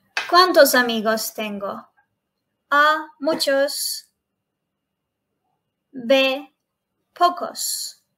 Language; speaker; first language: Spanish; non-native, fluent; Turkish